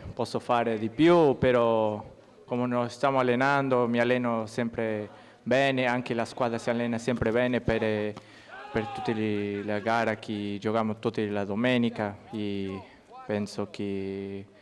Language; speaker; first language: Italian; non-native, learner; Portuguese